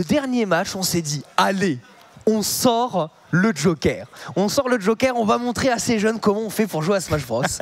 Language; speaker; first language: French; native; French